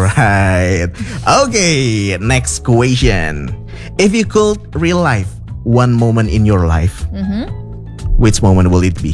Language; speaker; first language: English; non-native, learner; Indonesian